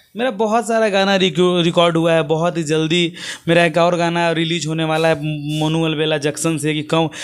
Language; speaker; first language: Hindi; non-native, local second language; Bhojpuri